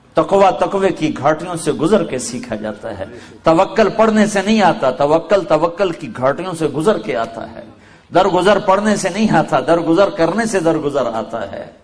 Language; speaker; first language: Urdu; non-native, local second language; Punjabi